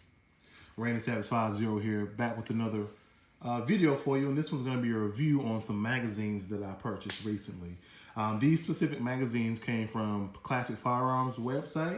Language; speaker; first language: English; native; English